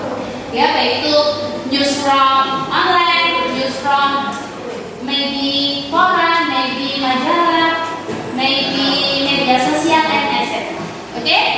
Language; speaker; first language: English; non-native, learner; Indonesian